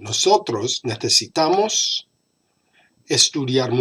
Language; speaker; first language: Spanish; non-native, fluent; English